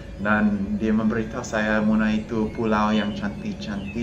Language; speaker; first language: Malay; non-native, fluent; English